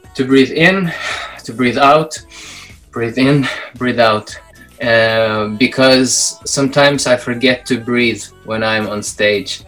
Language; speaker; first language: English; non-native, fluent; Belarusian